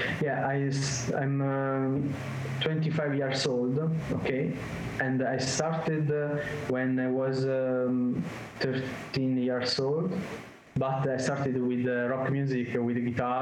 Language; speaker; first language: English; non-native, learner; Italian